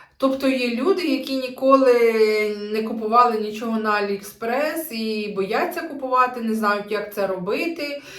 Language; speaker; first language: Ukrainian; native; Ukrainian